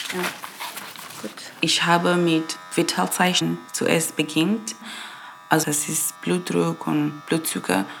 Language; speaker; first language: German; non-native, fluent; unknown